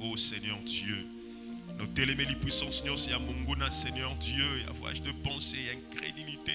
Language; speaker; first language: French; non-native, local second language; Lingala